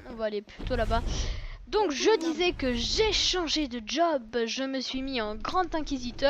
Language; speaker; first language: French; native; French